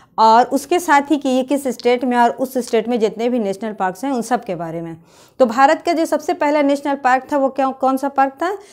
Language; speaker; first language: Hindi; native; Hindi